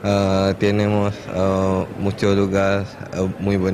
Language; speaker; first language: Spanish; non-native, learner; Malay